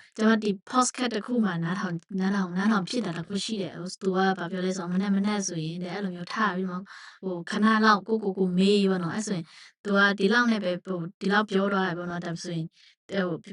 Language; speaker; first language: Burmese; non-native, local second language; Shan